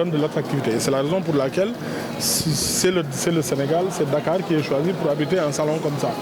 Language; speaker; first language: French; non-native, local second language; Wolof